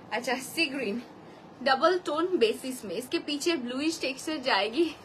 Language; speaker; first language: Hindi; non-native, local second language; Bangla